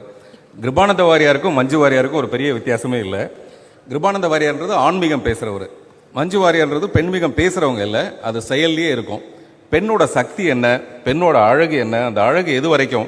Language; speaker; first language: Tamil; native; Tamil